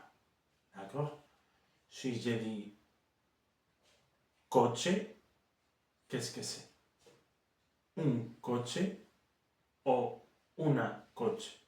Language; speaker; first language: French; non-native, fluent; Spanish